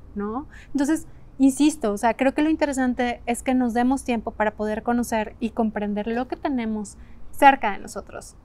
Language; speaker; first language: Spanish; native; Spanish